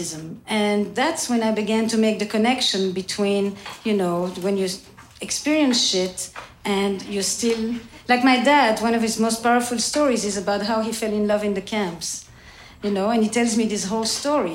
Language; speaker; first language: English; non-native, fluent; French